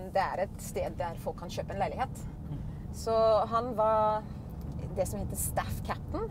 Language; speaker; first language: Norwegian; non-native, fluent; English